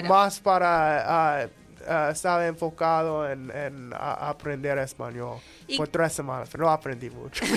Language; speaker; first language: Spanish; non-native, learner; English